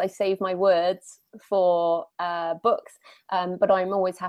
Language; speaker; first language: English; native; English